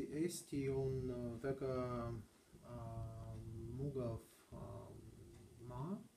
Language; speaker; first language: Estonian; non-native, learner; Russian